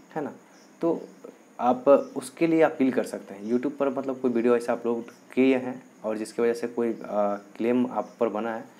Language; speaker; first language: Hindi; native; Hindi